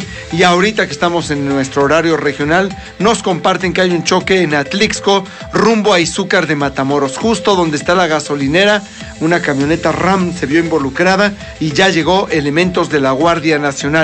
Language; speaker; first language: Spanish; native; Spanish